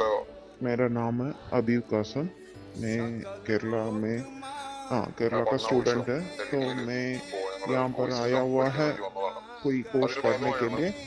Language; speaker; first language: Hindi; non-native, local second language; Malayalam